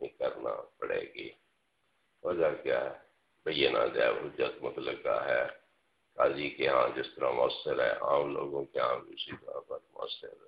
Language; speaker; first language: Urdu; non-native, local second language; Punjabi